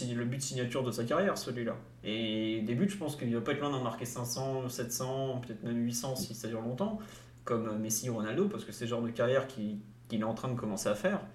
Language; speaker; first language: French; native; French